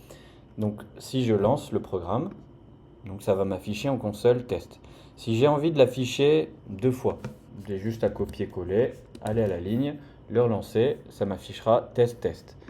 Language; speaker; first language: French; native; French